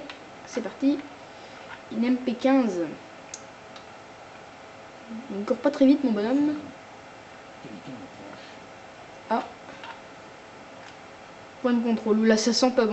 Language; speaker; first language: French; native; French